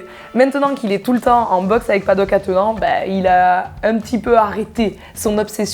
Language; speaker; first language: French; native; French